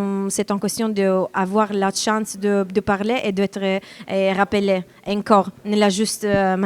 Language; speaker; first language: French; non-native, learner; Italian